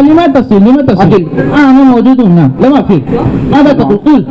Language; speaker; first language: Arabic; non-native, learner; Urdu